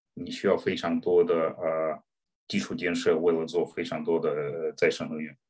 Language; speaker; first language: Chinese; non-native, fluent; Russian